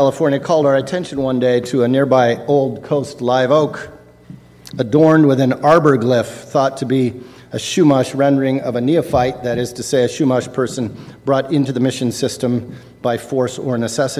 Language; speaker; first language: English; native; English